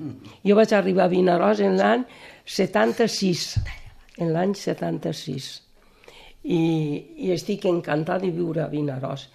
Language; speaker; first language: Catalan; non-native, local second language; Spanish